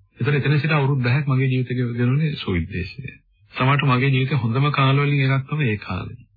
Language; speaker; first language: Sinhala; native; Sinhala